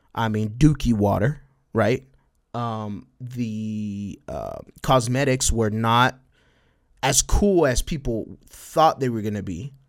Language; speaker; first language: English; early bilingual, other home language; Spanish